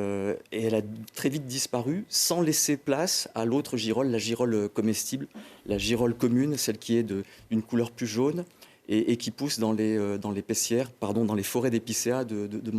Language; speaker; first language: French; native; French